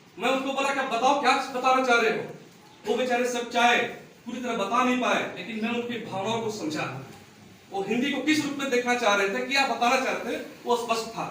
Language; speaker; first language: Hindi; native; Hindi